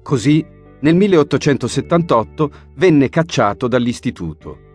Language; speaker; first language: Italian; native; Italian